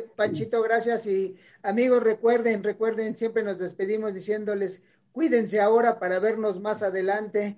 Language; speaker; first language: Spanish; native; Spanish